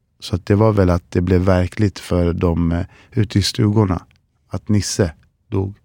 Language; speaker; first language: Swedish; early bilingual, other home language; Spanish